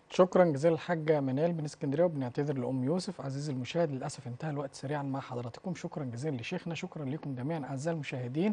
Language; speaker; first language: Arabic; native; Arabic